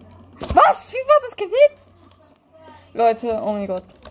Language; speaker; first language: German; early bilingual, other home language; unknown